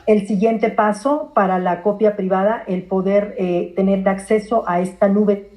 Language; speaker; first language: Spanish; non-native, fluent; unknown